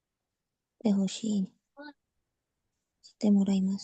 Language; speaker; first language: Japanese; non-native, learner; Indonesian